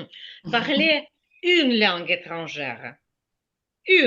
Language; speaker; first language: French; non-native, fluent; Ukrainian